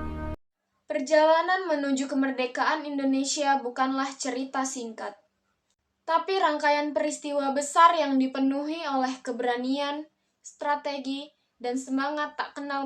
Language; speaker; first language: Indonesian; native; Indonesian